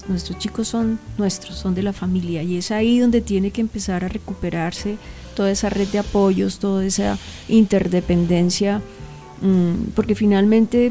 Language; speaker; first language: Spanish; native; Spanish